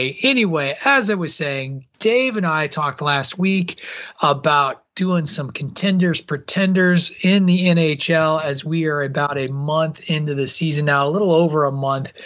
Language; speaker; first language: English; native; English